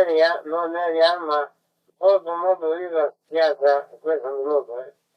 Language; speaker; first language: Italian; non-native, learner; Greek